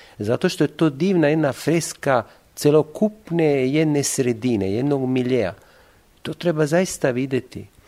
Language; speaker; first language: Serbian; non-native, fluent; Italian